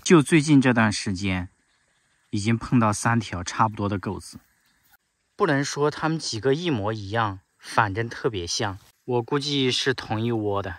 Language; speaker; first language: Chinese; native; Chinese